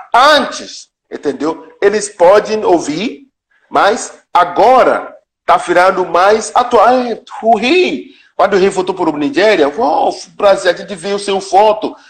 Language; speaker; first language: Portuguese; non-native, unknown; Yoruba